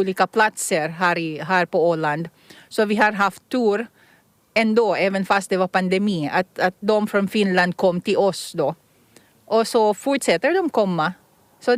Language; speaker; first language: Swedish; non-native, fluent; Filipino